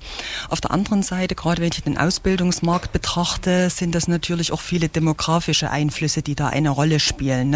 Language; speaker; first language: German; native; German